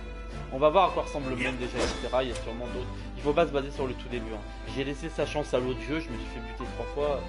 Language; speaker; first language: French; native; French